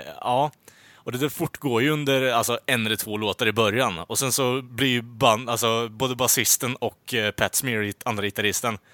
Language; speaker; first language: Swedish; native; Swedish